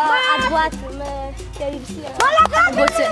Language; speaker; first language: French; non-native, learner; Malagasy